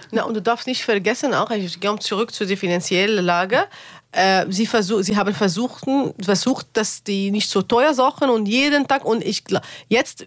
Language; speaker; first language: German; non-native, learner; Arabic